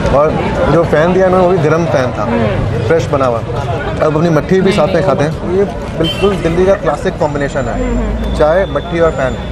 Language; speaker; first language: Hindi; native; Hindi